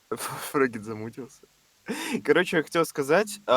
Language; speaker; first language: Russian; native; Russian